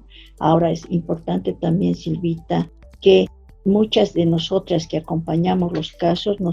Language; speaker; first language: Spanish; native; Spanish